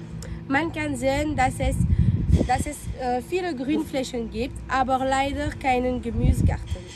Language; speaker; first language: German; non-native, learner; French